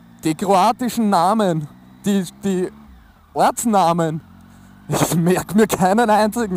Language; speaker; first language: German; native; German